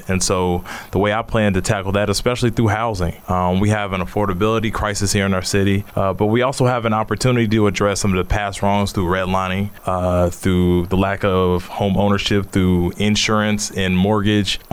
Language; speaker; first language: English; native; English